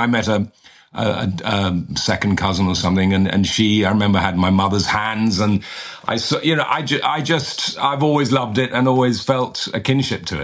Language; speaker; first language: English; native; English